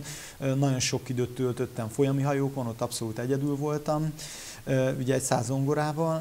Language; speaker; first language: Hungarian; native; Hungarian